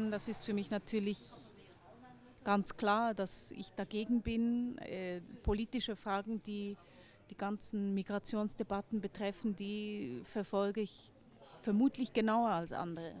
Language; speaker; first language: German; early bilingual, other home language; Hungarian